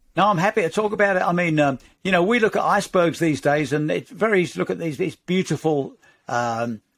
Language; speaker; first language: English; native; English